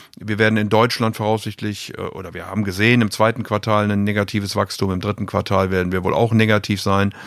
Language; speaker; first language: German; native; German